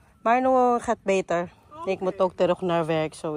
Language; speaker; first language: Dutch; non-native, learner; Filipino